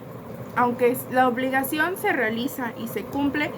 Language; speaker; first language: Spanish; native; Spanish